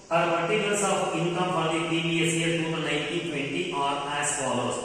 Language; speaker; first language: English; non-native, local second language; Kannada